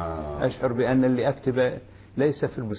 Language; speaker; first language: Arabic; native; Arabic